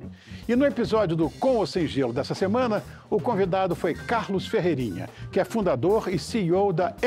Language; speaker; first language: Portuguese; native; Portuguese